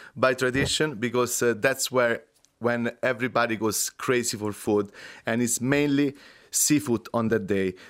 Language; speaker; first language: English; non-native, fluent; Italian